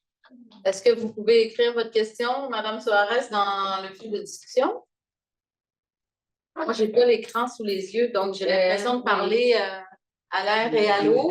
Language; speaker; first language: French; native; French